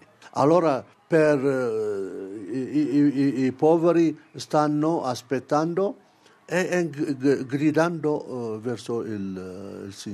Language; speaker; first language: Italian; non-native, fluent; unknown